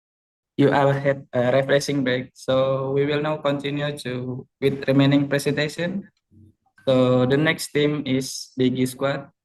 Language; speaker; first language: English; non-native, learner; Indonesian